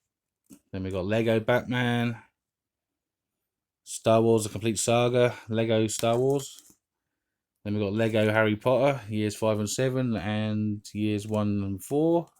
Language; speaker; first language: English; native; English